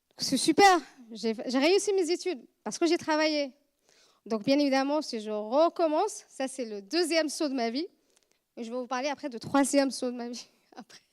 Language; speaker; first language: French; non-native, fluent; Arabic